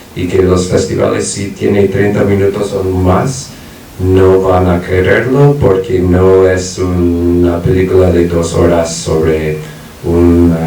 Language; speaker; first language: Spanish; non-native, fluent; English